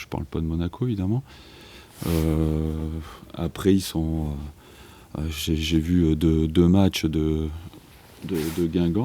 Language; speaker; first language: French; native; French